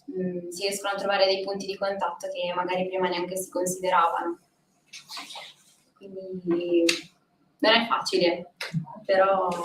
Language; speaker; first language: Italian; native; Italian